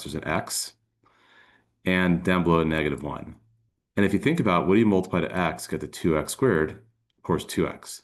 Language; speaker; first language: English; native; English